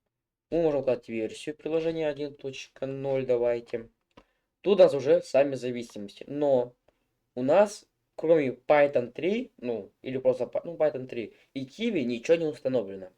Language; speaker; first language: Russian; native; Russian